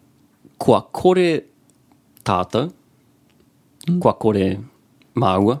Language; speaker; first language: Māori; non-native, local second language; English